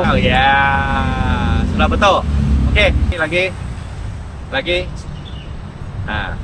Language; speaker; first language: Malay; non-native, local second language; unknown